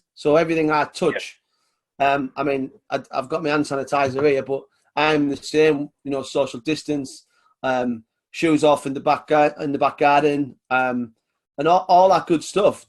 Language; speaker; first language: English; native; English